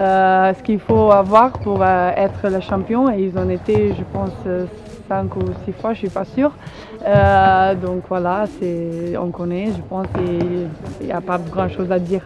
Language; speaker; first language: French; non-native, fluent; Slovenian